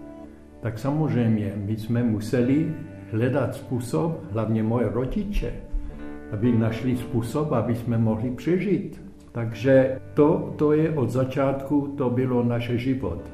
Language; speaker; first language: Czech; early bilingual, heritage; Czech